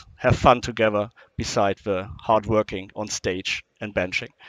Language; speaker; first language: English; non-native, fluent; German